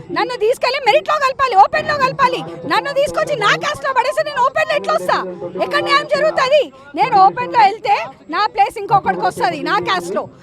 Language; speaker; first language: Telugu; native; Telugu